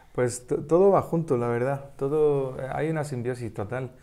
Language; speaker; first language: Spanish; native; Spanish